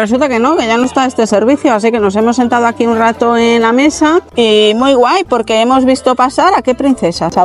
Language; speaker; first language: Spanish; native; Spanish